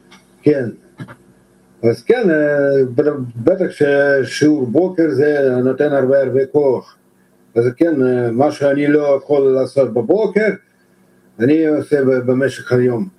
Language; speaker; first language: Hebrew; non-native, fluent; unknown